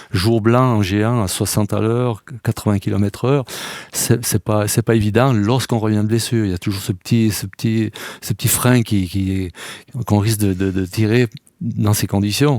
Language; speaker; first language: French; native; French